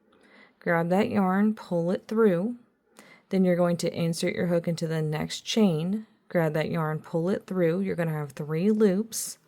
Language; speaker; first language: English; native; English